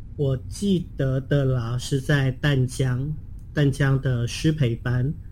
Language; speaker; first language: Chinese; native; Chinese